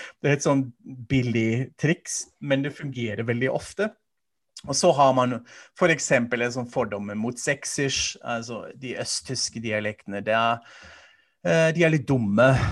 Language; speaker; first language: Norwegian; non-native, fluent; German